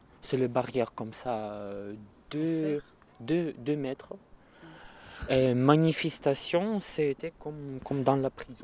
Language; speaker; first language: French; non-native, learner; Russian